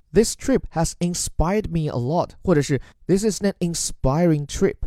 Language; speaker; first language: English; non-native, fluent; Chinese